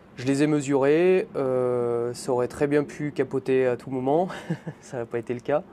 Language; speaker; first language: French; native; French